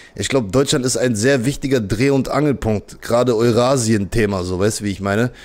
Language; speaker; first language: German; native; German